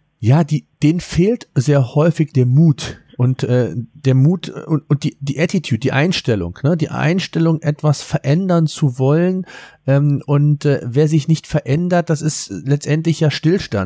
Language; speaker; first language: German; native; German